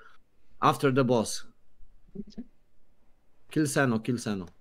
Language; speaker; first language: English; non-native, learner; Polish